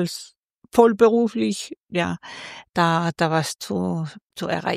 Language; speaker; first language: German; non-native, fluent; Spanish